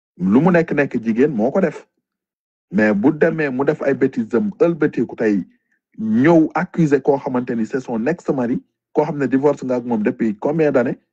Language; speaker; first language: Wolof; non-native, local second language; Fula